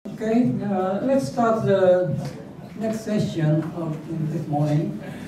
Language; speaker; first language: English; non-native, fluent; Japanese